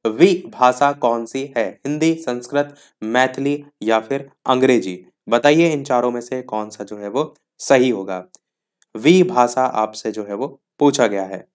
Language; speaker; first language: Hindi; native; Hindi